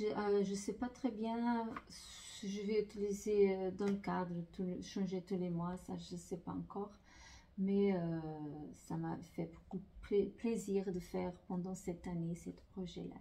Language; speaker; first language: French; non-native, fluent; Portuguese